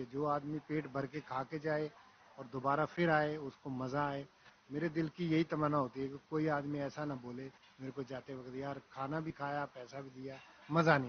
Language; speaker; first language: Hindi; native; Hindi